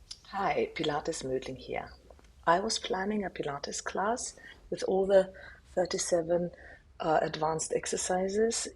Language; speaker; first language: English; non-native, fluent; German